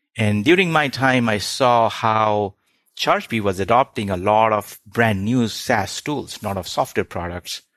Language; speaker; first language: English; non-native, local second language; Hindi